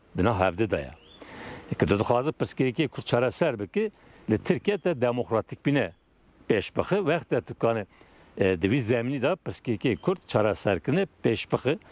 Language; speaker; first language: Kurdish; non-native, local second language; Turkish